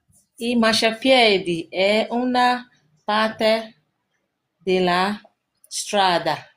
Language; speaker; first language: Italian; non-native, learner; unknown